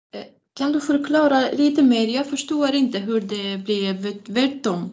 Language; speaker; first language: Swedish; non-native, learner; Arabic